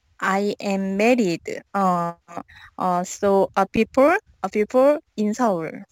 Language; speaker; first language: English; non-native, learner; Korean